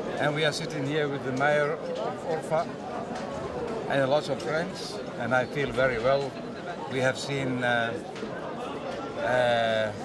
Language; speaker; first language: English; non-native, fluent; Bosnian